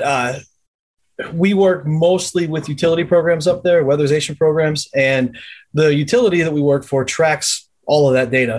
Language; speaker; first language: English; native; English